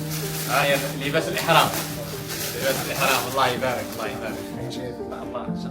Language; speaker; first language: Arabic; native; Arabic